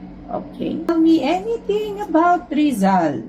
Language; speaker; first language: English; non-native, local second language; Filipino